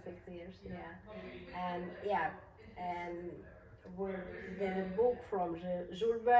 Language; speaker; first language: English; non-native, learner; Russian